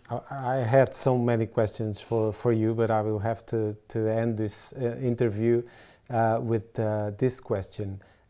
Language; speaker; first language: English; non-native, fluent; Portuguese